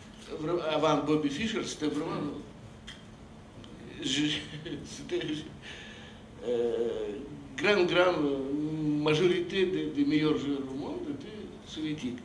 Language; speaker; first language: French; non-native, fluent; Russian